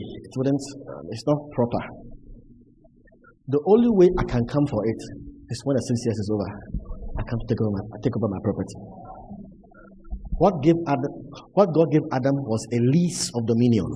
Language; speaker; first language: English; non-native, local second language; Akan